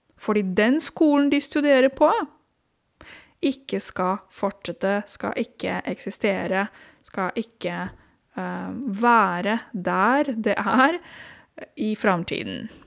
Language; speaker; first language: Norwegian; non-native, fluent; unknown